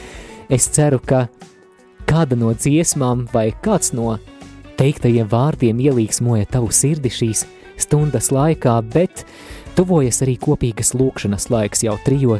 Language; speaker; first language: Latvian; native; Latvian